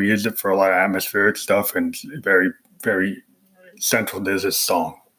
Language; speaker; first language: English; native; English